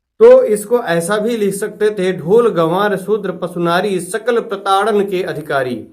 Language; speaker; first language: Hindi; native; Hindi